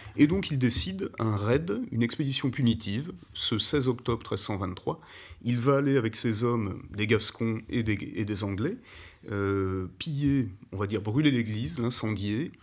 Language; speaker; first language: French; native; French